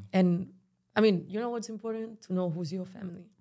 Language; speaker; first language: English; non-native, fluent; Spanish